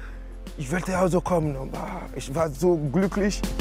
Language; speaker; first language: German; non-native, learner; French